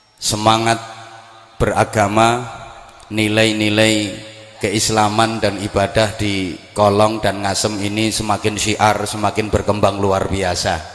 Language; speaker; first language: Indonesian; non-native, local second language; Javanese